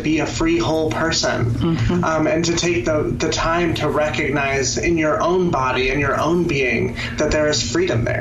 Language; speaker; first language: English; native; English